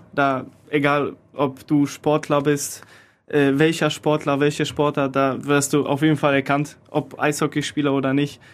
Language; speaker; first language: German; early bilingual, other home language; Polish